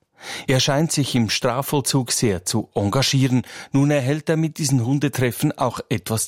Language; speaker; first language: German; native; German